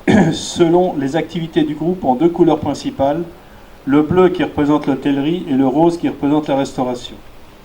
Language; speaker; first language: French; native; French